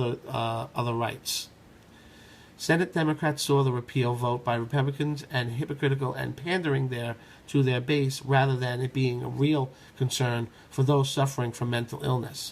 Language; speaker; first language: English; native; English